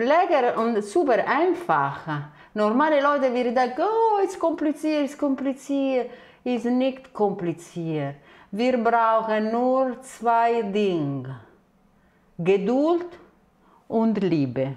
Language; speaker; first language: German; non-native, fluent; Italian